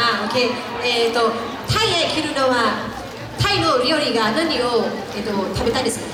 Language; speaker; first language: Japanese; non-native, learner; Thai